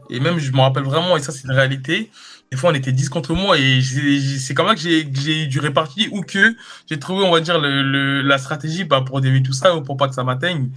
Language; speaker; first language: French; native; French